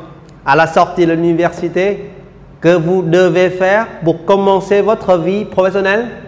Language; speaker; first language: French; non-native, fluent; Vietnamese